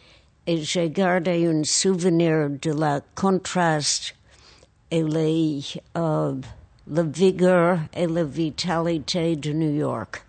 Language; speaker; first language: French; non-native, fluent; English